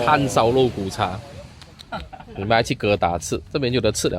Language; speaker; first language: Chinese; native; Chinese